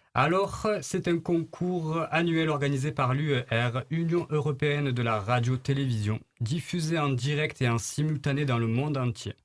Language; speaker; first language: French; native; French